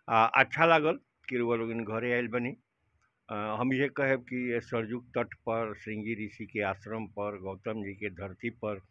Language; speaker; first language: Hindi; native; Hindi